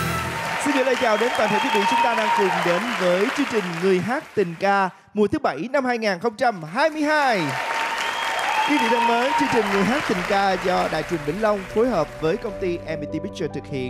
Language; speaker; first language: Vietnamese; native; Vietnamese